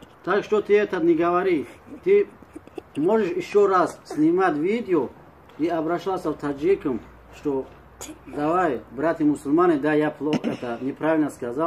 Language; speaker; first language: Russian; non-native, learner; Tajik